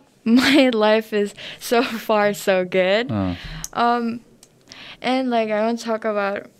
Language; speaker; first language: English; non-native, learner; Korean